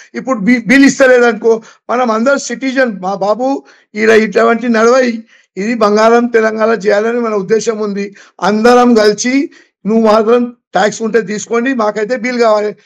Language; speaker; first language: Telugu; non-native, local second language; Gujarati